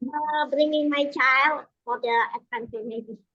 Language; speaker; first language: English; non-native, learner; Indonesian